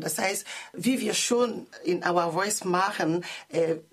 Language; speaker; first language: German; non-native, learner; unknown